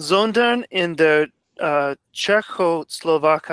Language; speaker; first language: German; non-native, learner; English